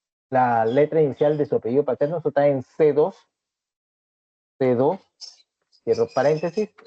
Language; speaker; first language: Spanish; native; Spanish